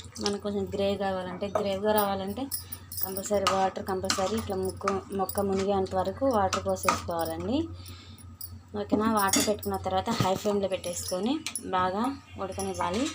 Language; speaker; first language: Telugu; native; Telugu